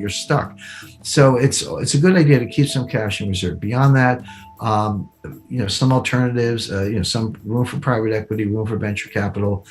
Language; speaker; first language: English; native; English